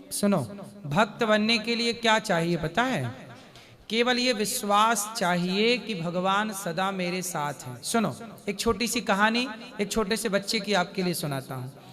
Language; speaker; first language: Hindi; native; Hindi